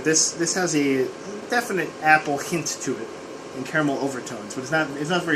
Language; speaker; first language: English; native; English